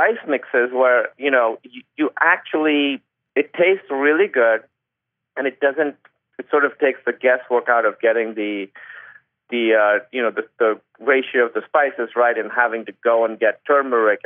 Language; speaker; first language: English; non-native, local second language; Urdu